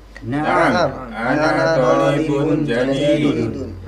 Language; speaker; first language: Arabic; non-native, learner; Indonesian